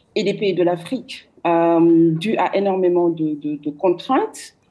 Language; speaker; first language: French; non-native, local second language; Wolof